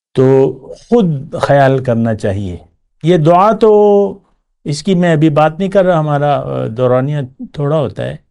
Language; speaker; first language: Urdu; non-native, local second language; Pashto